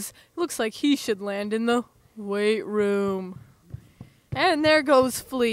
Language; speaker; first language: English; native; English